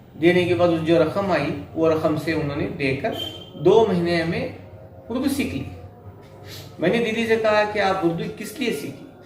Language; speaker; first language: Urdu; native; Urdu